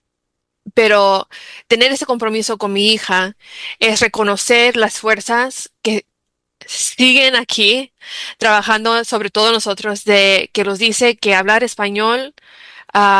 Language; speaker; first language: Spanish; early bilingual, heritage; English